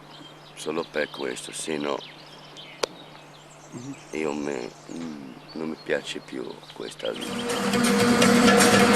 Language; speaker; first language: Italian; non-native, fluent; Armenian